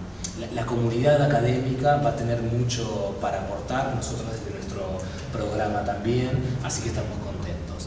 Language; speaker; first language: Spanish; native; Spanish